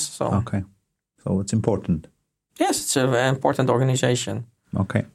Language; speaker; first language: English; non-native, fluent; Polish